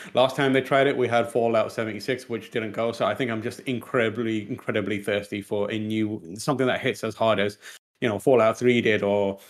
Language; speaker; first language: English; non-native, local second language; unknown